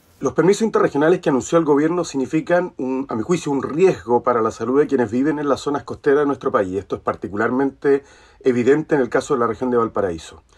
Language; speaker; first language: Spanish; native; Spanish